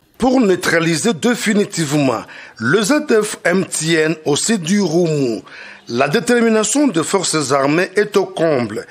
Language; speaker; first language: French; non-native, local second language; Swahili